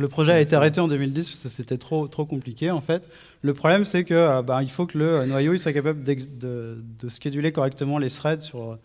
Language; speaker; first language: French; native; French